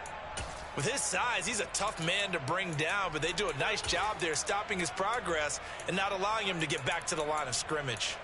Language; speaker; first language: English; native; English